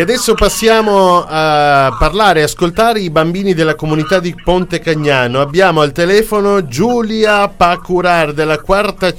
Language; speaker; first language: Italian; native; Italian